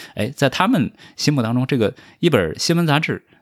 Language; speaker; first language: Chinese; native; Chinese